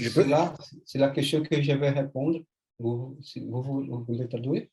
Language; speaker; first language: French; non-native, fluent; Portuguese